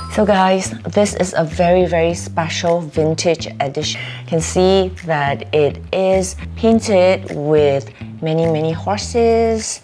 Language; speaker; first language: English; native; English